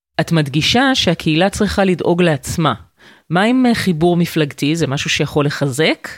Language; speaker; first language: Hebrew; native; Hebrew